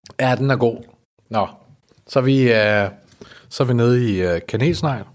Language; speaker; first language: Danish; early bilingual, other home language; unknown